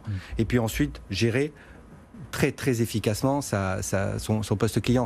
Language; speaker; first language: French; native; French